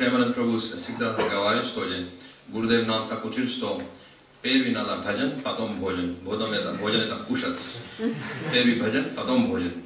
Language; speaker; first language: Russian; non-native, learner; Hindi